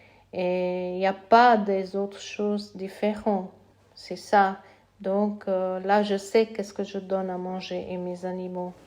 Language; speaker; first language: French; non-native, fluent; Italian